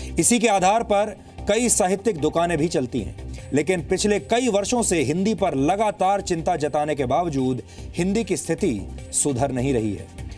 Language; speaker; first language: Hindi; native; Hindi